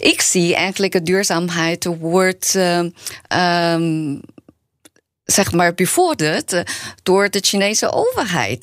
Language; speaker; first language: Dutch; non-native, learner; Chinese